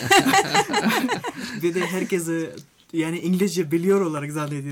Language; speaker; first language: Turkish; non-native, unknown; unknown